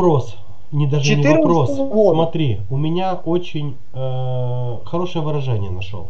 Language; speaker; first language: Russian; native; Russian